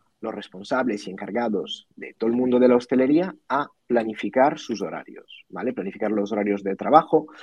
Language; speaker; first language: Spanish; non-native, fluent; Italian